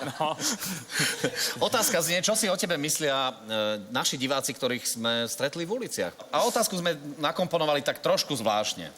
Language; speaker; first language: Slovak; native; Slovak